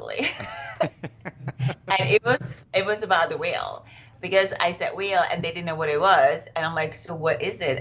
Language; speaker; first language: English; non-native, fluent; Czech